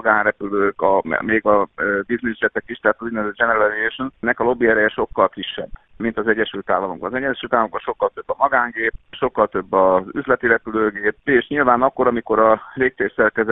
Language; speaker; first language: Hungarian; native; Hungarian